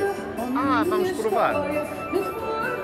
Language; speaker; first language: Portuguese; native; Portuguese